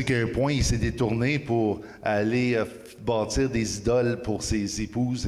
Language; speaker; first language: French; native; French